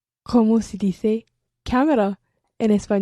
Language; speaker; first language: Spanish; non-native, learner; English